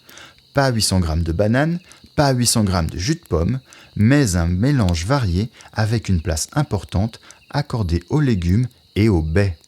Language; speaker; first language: French; native; French